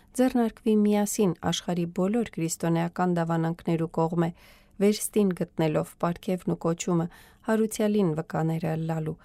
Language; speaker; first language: Armenian; native; Armenian